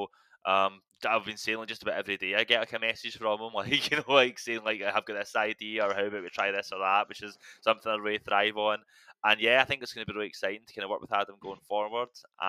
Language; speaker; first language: English; native; English